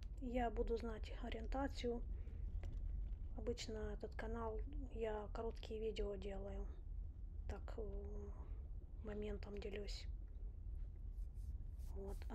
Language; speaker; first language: Russian; non-native, local second language; Romanian